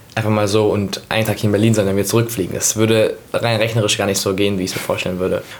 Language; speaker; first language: German; native; German